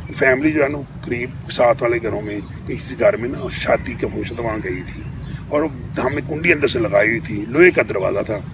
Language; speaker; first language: Urdu; non-native, local second language; Punjabi